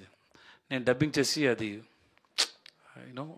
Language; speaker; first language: Telugu; non-native, learner; Tamil